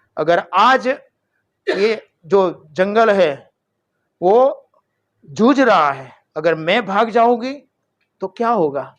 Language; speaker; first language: Hindi; non-native, local second language; Gujarati